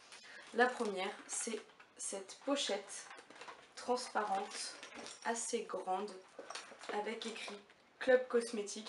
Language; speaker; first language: French; native; French